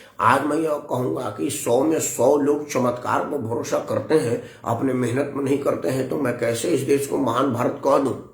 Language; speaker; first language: Hindi; native; Hindi